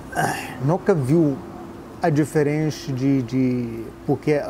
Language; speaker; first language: Portuguese; non-native, learner; Arabic